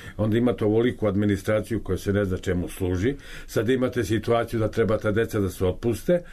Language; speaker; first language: Serbian; native; Serbian